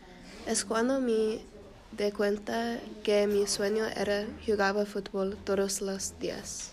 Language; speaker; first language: Spanish; non-native, learner; English